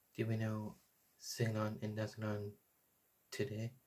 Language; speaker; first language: English; native; English